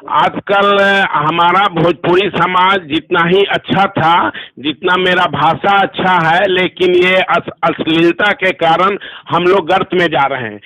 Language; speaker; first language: Hindi; non-native, local second language; Bhojpuri